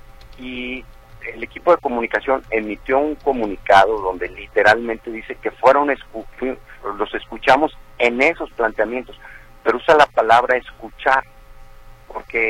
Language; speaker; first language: Spanish; native; Spanish